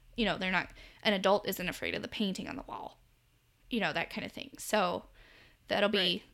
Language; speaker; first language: English; native; English